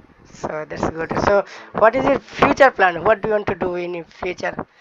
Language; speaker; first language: English; non-native, learner; Bangla